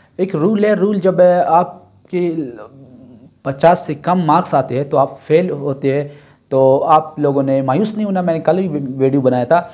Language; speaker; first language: Urdu; non-native, local second language; Brahui